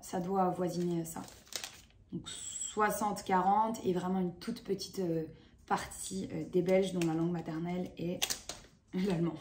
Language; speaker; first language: French; native; French